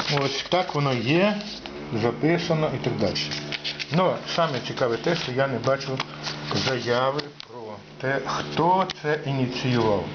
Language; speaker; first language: Ukrainian; native; Ukrainian